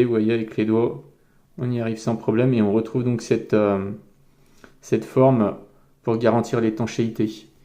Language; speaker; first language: French; native; French